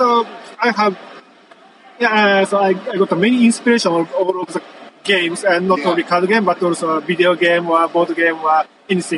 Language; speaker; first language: English; non-native, learner; Japanese